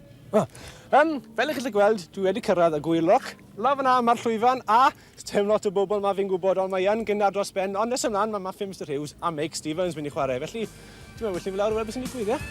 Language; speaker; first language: Welsh; native; Welsh